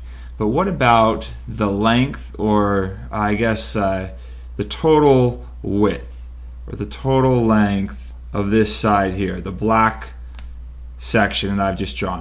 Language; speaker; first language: English; native; English